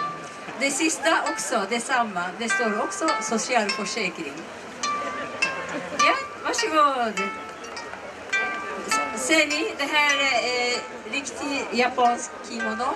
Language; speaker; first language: Swedish; non-native, learner; Japanese